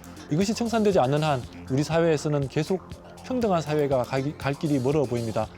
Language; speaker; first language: Korean; native; Korean